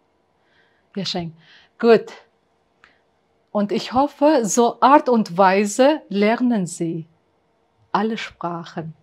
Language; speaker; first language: German; non-native, fluent; Uzbek